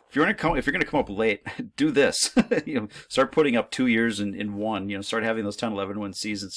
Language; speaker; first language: English; native; English